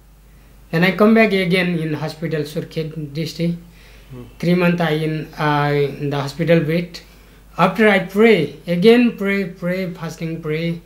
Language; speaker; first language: English; non-native, learner; Nepali